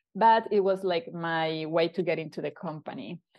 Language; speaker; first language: English; non-native, fluent; Spanish